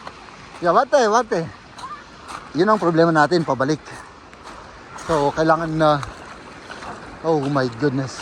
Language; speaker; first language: Filipino; native; Filipino